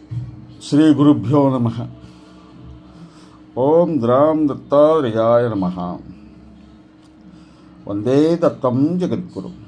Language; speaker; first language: Telugu; native; Telugu